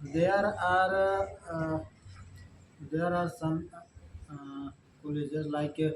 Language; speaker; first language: English; non-native, learner; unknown